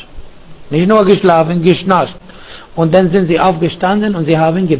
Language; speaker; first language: German; non-native, fluent; Arabic